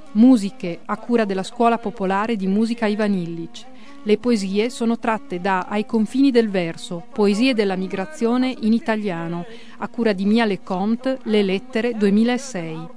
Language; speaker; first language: Italian; native; Italian